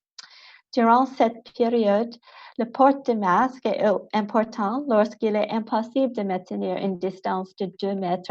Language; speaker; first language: French; non-native, local second language; English